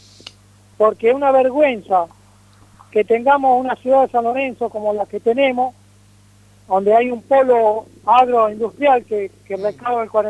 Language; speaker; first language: Spanish; native; Spanish